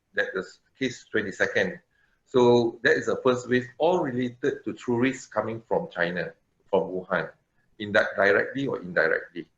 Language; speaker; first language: English; non-native, local second language; Malay